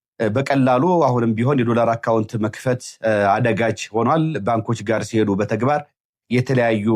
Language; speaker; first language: Amharic; native; Amharic